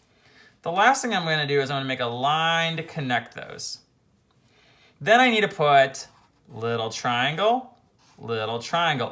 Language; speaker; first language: English; native; English